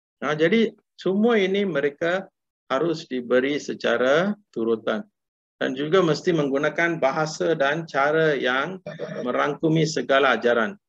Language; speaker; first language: Malay; non-native, local second language; Tamil